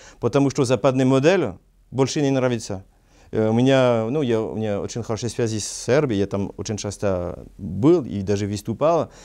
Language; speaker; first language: Russian; non-native, learner; French